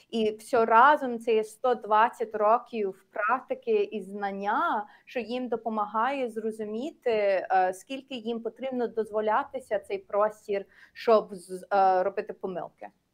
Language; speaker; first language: Ukrainian; early bilingual, heritage; Ukrainian